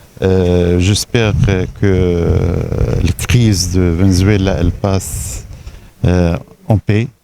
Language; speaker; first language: French; non-native, learner; Arabic